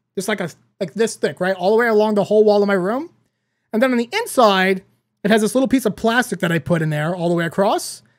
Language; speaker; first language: English; native; English